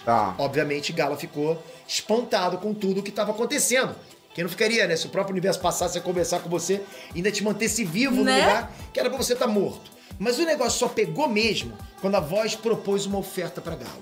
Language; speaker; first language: Portuguese; native; Portuguese